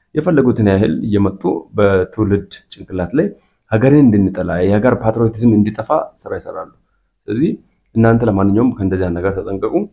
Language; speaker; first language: Amharic; non-native, local second language; Hadiyya